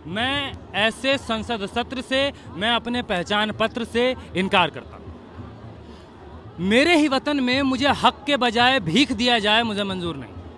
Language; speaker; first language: Urdu; native; Urdu